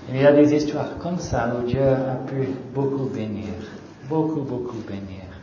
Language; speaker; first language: French; non-native, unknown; English